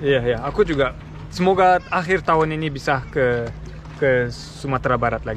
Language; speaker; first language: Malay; early bilingual, heritage; Indonesian